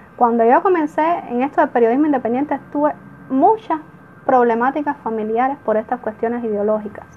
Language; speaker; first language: Spanish; native; Spanish